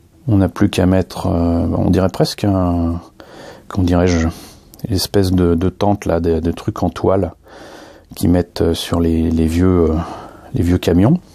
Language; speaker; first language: French; native; French